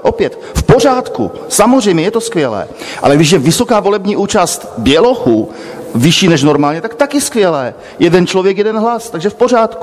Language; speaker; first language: Czech; native; Czech